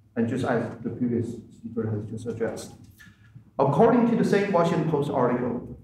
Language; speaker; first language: English; non-native, fluent; Chinese